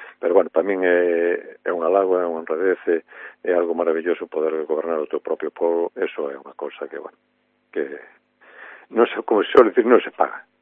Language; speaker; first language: Galician; native; Galician